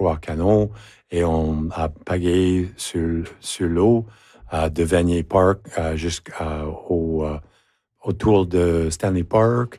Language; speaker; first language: French; native; French